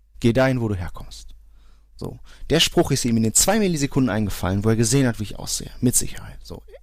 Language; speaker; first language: German; early bilingual, other home language; Portuguese